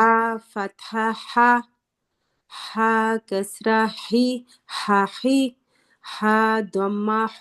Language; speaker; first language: Arabic; non-native, learner; Urdu